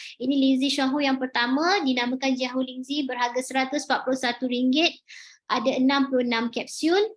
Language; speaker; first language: Malay; native; Malay